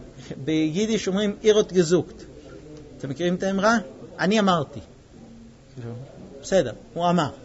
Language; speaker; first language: Hebrew; native; Hebrew